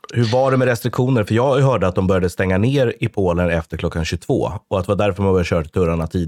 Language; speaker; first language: Swedish; native; Swedish